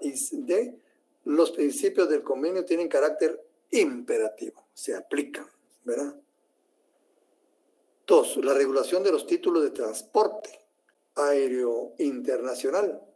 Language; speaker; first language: Spanish; native; Spanish